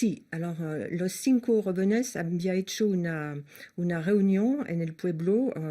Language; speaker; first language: Spanish; non-native, fluent; French